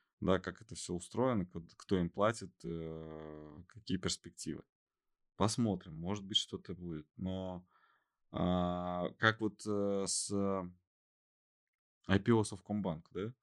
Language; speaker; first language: Russian; native; Russian